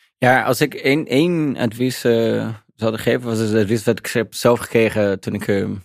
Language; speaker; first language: Dutch; non-native, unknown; Portuguese